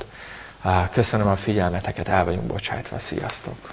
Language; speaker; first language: Hungarian; native; Hungarian